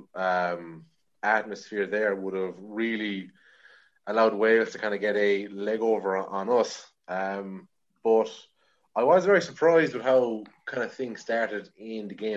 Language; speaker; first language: English; native; English